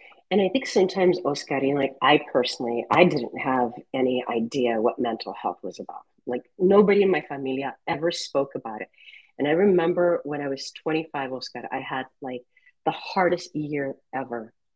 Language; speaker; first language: English; early bilingual, other home language; Spanish